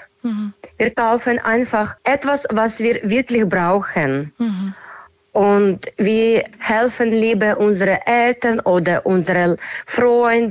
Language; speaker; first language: German; non-native, learner; Ukrainian